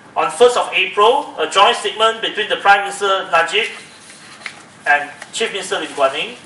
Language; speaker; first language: English; non-native, local second language; Chinese